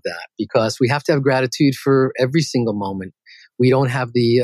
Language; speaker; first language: English; native; English